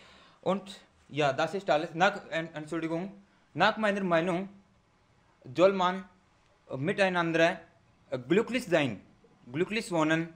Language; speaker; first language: German; non-native, learner; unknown